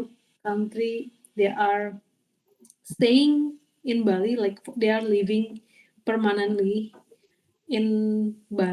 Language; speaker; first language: English; non-native, learner; Indonesian